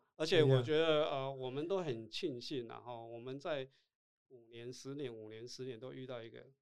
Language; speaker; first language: Chinese; non-native, local second language; Min Nan Chinese